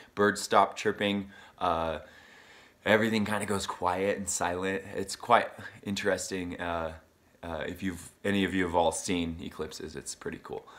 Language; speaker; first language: English; native; English